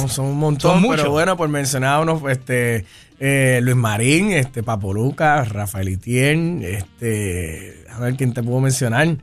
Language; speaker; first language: Spanish; native; Spanish